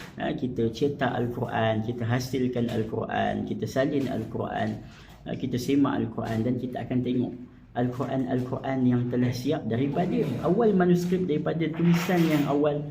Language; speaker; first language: Malay; native; Malay